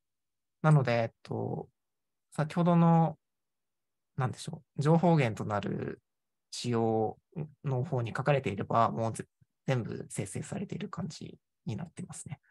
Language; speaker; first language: Japanese; native; Japanese